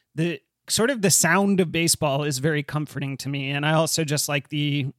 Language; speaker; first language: English; native; English